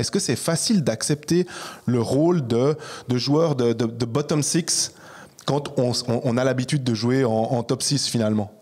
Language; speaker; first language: French; native; French